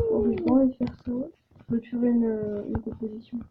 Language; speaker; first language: French; native; French